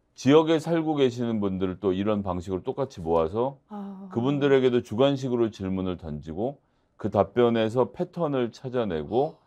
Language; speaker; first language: Korean; native; Korean